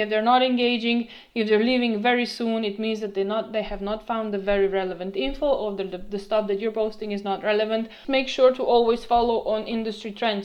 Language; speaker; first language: English; non-native, fluent; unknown